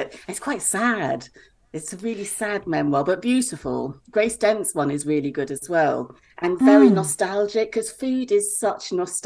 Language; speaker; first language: English; native; English